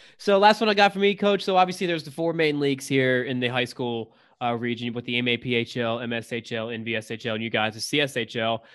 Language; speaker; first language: English; native; English